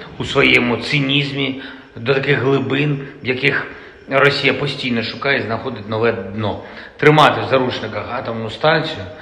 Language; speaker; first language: Ukrainian; non-native, local second language; Russian